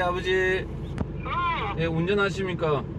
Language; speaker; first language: Korean; native; Korean